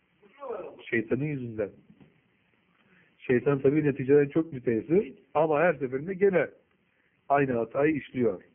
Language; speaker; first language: Turkish; native; Turkish